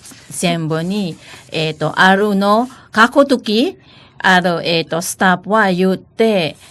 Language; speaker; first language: Japanese; non-native, learner; Filipino